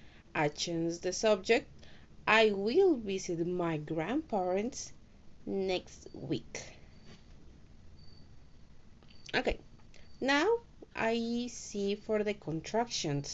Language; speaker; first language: English; non-native, learner; Spanish